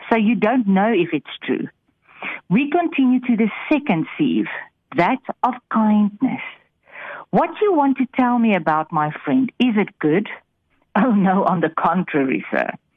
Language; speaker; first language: English; non-native, local second language; Afrikaans